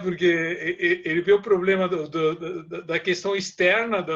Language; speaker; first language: Portuguese; native; Portuguese